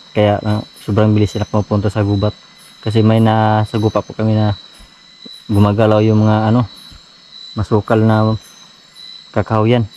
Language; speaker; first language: Filipino; non-native, local second language; Cebuano